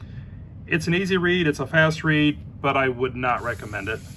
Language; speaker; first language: English; native; English